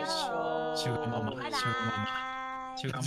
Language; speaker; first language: Japanese; native; Japanese